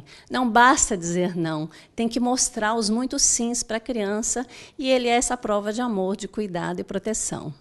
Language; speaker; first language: Portuguese; native; Portuguese